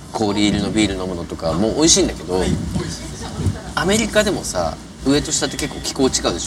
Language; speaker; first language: Japanese; native; Japanese